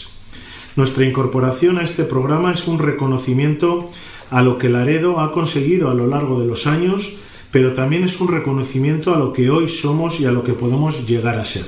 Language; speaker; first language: Spanish; native; Spanish